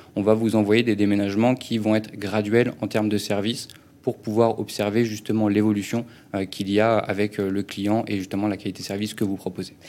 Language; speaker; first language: French; native; French